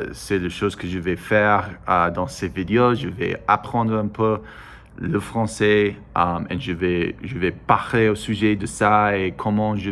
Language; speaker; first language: French; non-native, learner; English